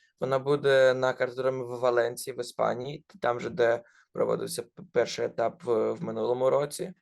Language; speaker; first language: Ukrainian; non-native, local second language; Russian